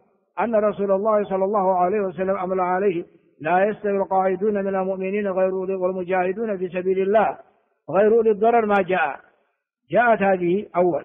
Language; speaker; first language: Arabic; non-native, fluent; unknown